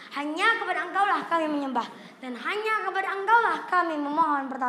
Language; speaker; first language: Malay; non-native, local second language; Javanese